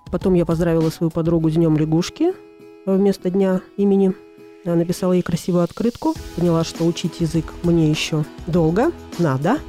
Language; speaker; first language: Russian; native; Russian